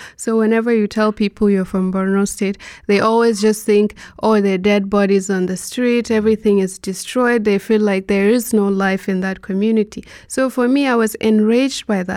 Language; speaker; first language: English; non-native, local second language; Hausa